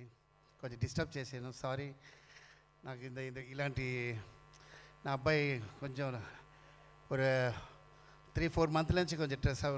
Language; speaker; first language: Telugu; non-native, learner; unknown